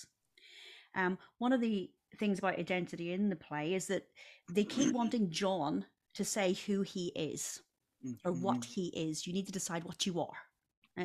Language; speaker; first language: English; native; English